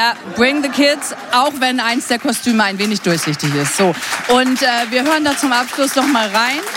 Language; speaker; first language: German; native; German